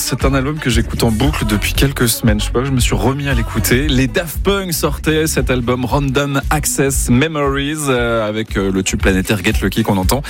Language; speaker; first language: French; native; French